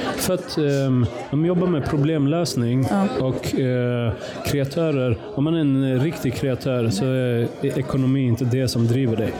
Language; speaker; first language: Swedish; early bilingual, other home language; Persian